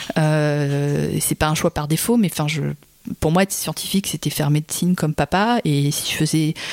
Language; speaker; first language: French; native; French